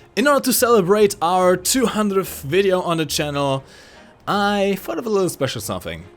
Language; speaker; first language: English; non-native, fluent; German